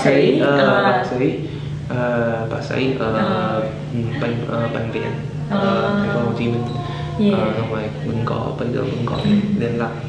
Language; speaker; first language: Vietnamese; non-native, learner; Chinese